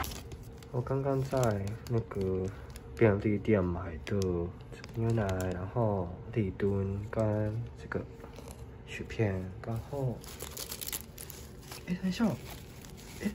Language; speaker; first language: Chinese; non-native, fluent; Japanese